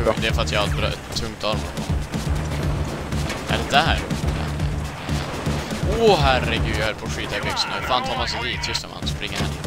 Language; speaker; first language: Swedish; native; Swedish